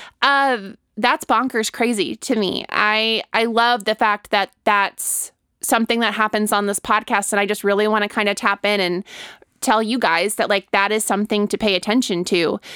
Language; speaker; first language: English; native; English